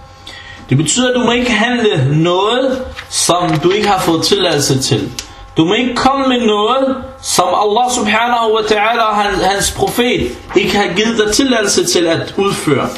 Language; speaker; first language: Danish; early bilingual, other home language; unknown